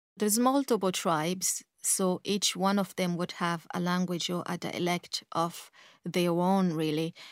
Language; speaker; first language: English; early bilingual, other home language; Kongo